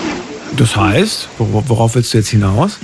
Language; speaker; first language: German; native; German